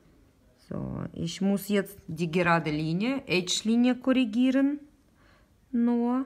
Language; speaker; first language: German; non-native, learner; Russian